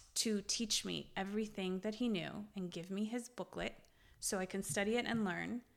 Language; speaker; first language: English; early bilingual, other home language; Armenian